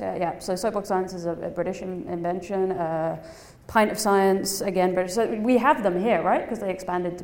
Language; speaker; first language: English; native; English